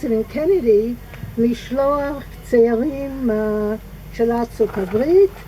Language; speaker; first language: Hebrew; non-native, fluent; English